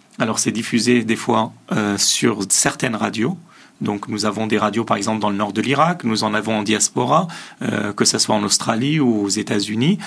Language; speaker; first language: French; early bilingual, other home language; Assyrian Neo-Aramaic